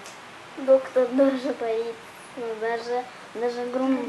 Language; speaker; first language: Russian; early bilingual, heritage; Russian